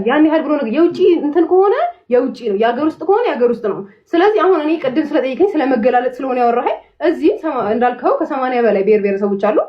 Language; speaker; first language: Amharic; native; Amharic